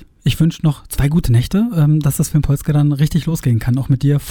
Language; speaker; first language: German; native; German